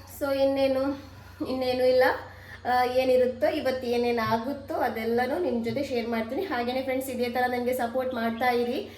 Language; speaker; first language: Kannada; native; Kannada